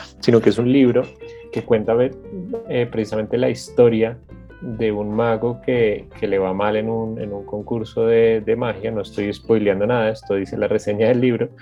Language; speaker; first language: Spanish; native; Spanish